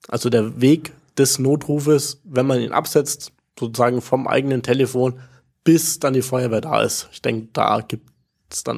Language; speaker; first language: German; native; German